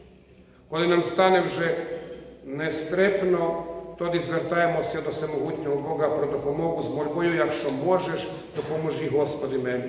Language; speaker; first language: Ukrainian; non-native, fluent; Croatian